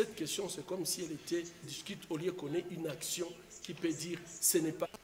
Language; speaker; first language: French; non-native, local second language; Swahili